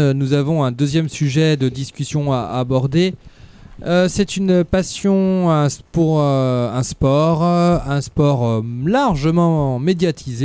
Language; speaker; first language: French; native; French